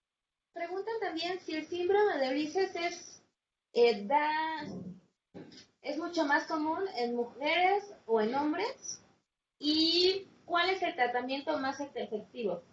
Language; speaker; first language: Spanish; native; Spanish